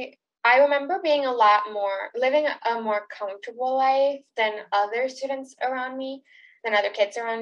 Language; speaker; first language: English; early bilingual, other home language; Spanish